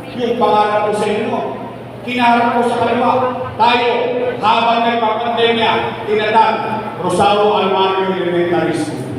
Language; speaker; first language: Filipino; native; Filipino